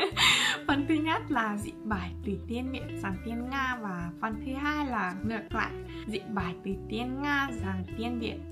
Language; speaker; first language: Vietnamese; non-native, fluent; Russian